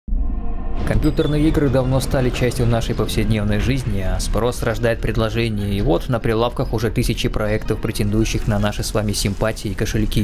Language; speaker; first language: Russian; native; Russian